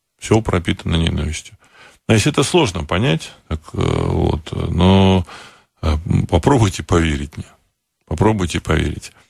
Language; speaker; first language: Russian; native; Russian